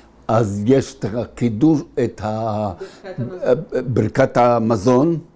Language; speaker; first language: Hebrew; early bilingual, other home language; Arabic